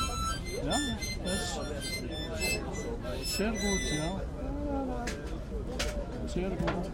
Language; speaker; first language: German; non-native, learner; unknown